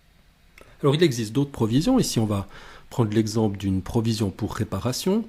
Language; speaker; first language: French; native; French